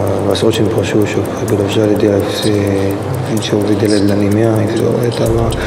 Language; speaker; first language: Russian; early bilingual, heritage; Russian